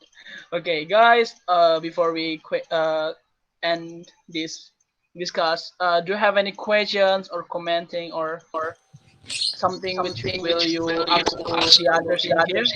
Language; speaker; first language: English; non-native, learner; Indonesian